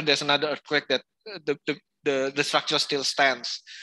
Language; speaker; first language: English; non-native, fluent; Indonesian